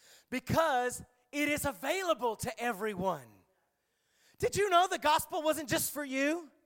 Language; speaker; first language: English; native; English